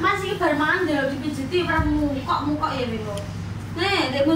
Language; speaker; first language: Vietnamese; non-native, learner; Indonesian